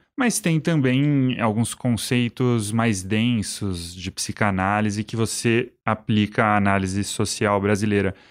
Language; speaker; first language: Portuguese; native; Portuguese